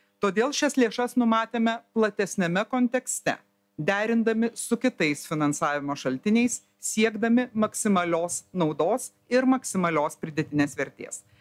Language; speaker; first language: Lithuanian; native; Lithuanian